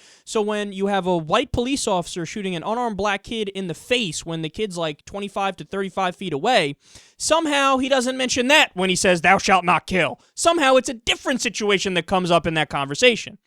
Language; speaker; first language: English; native; English